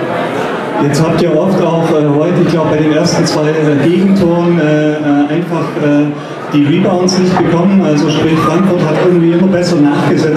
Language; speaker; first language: German; native; German